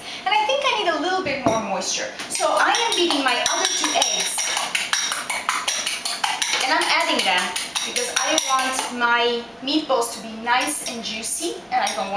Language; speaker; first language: English; non-native, fluent; Italian